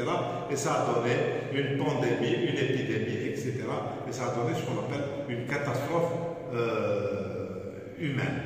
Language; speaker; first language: French; non-native, local second language; Arabic